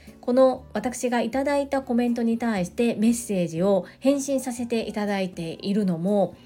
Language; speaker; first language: Japanese; native; Japanese